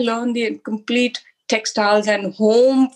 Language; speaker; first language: English; non-native, local second language; Hindi